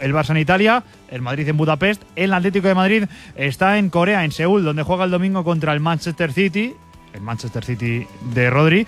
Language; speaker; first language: Spanish; native; Spanish